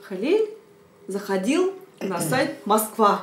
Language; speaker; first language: Russian; native; Russian